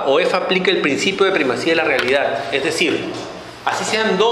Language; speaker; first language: Spanish; native; Spanish